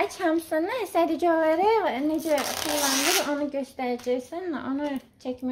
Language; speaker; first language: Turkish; non-native, learner; Azerbaijani